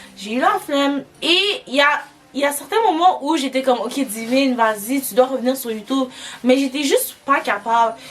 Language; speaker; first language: French; early bilingual, other home language; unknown